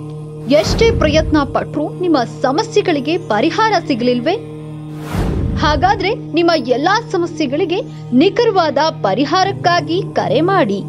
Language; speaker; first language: Kannada; native; Kannada